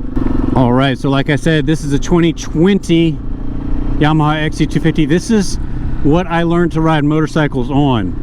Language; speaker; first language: English; native; English